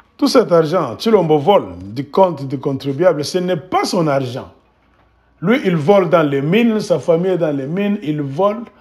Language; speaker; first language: French; non-native, local second language; Swahili